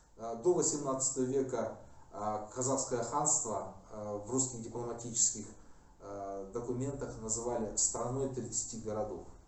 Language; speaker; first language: Russian; non-native, local second language; Kazakh